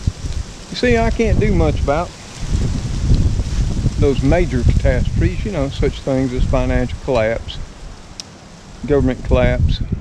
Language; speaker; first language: English; native; English